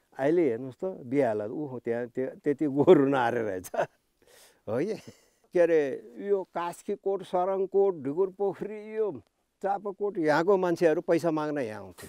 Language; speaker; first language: Nepali; non-native, local second language; Gurung